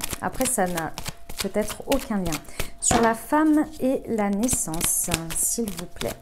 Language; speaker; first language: French; native; French